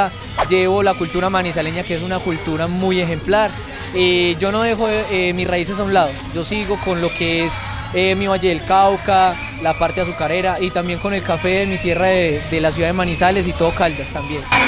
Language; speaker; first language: Spanish; native; Spanish